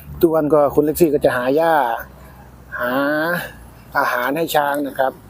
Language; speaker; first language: Thai; native; Thai